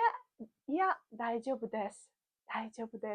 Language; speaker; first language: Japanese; non-native, fluent; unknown